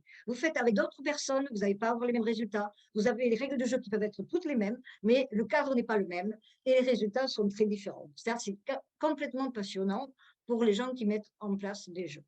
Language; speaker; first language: French; native; French